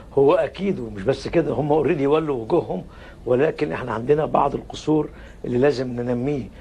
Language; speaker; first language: Arabic; native; Arabic